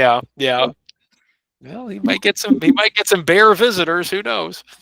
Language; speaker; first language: English; native; English